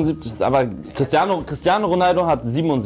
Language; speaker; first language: German; native; German